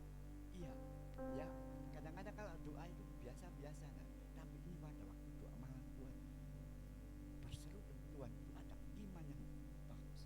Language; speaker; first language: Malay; non-native, local second language; Javanese